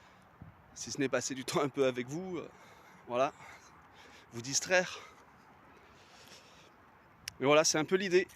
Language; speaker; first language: French; native; French